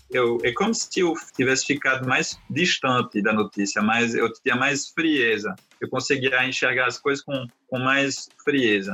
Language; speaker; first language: Portuguese; non-native, fluent; French